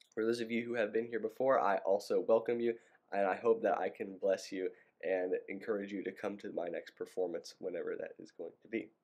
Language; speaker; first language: English; native; English